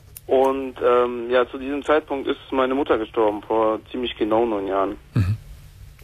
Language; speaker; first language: German; native; German